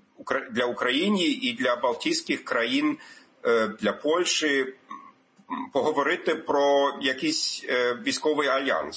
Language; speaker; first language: Ukrainian; non-native, fluent; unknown